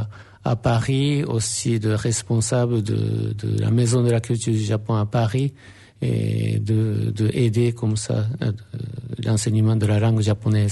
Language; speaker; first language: French; non-native, fluent; Japanese